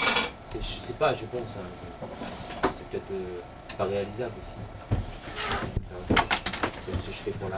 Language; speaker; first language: French; native; French